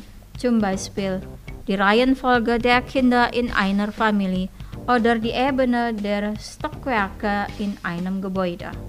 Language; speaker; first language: German; non-native, fluent; Indonesian